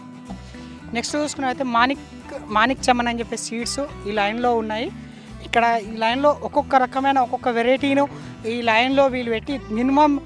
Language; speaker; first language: Telugu; native; Telugu